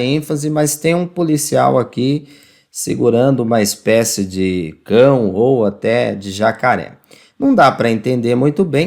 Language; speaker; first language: Portuguese; native; Portuguese